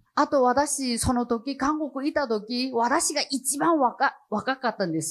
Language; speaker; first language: Japanese; non-native, learner; Chinese